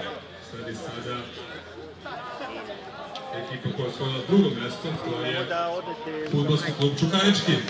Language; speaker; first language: Croatian; native; Croatian